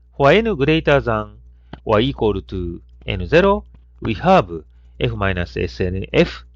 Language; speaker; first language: English; non-native, fluent; Japanese